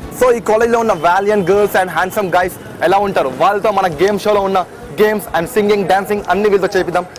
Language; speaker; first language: Telugu; native; Telugu